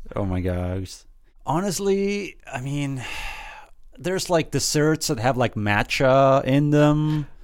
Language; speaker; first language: English; early bilingual, other home language; Spanish